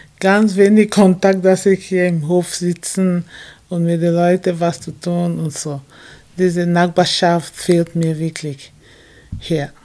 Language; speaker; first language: German; non-native, fluent; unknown